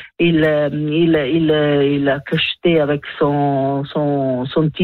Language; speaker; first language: French; non-native, learner; Italian